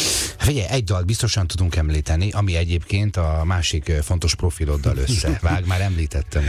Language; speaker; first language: Hungarian; native; Hungarian